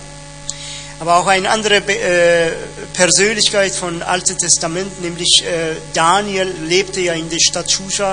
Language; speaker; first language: German; non-native, fluent; Persian